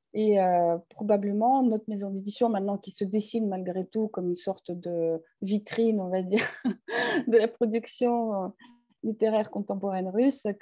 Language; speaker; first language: French; non-native, fluent; Russian